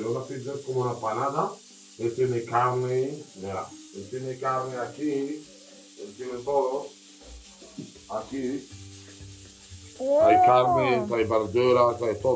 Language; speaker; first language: Spanish; non-native, learner; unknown